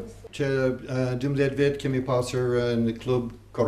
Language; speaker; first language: Albanian; non-native, learner; English